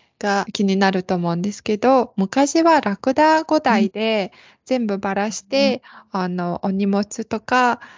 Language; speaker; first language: Japanese; non-native, fluent; Mongolian